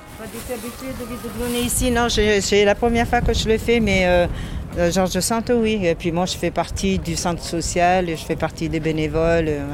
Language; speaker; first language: French; non-native, fluent; Italian